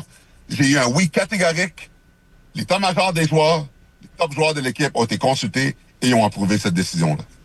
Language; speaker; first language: French; native; French